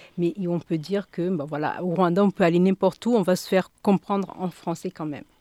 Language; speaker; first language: French; non-native, local second language; Kinyarwanda